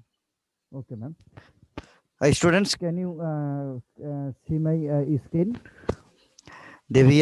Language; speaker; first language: English; non-native, learner; Bangla